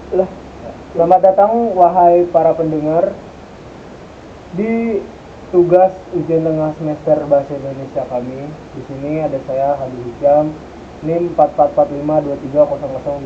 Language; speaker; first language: Indonesian; native; Indonesian